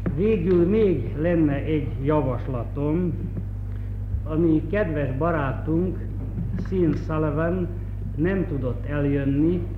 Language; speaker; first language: Hungarian; native; Hungarian